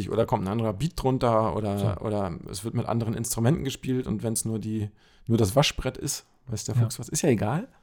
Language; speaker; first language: German; native; German